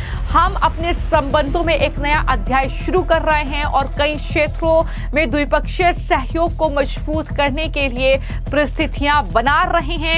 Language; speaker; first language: Hindi; native; Hindi